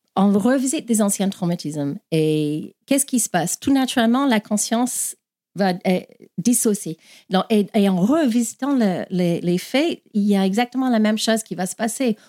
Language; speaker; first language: French; non-native, fluent; English